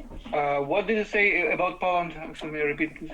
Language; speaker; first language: English; non-native, learner; Ukrainian